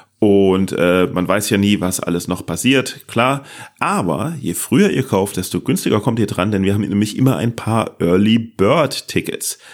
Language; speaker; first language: German; native; German